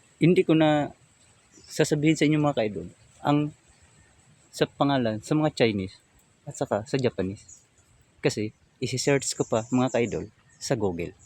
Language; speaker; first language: Filipino; non-native, local second language; Cebuano